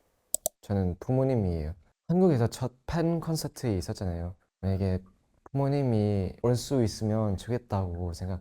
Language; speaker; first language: Korean; non-native, fluent; Thai